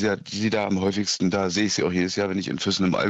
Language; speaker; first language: German; native; German